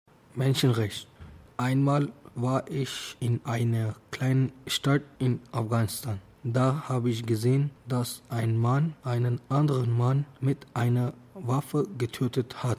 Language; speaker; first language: German; non-native, learner; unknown